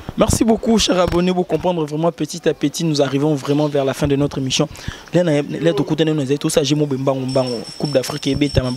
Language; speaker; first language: French; non-native, local second language; Lingala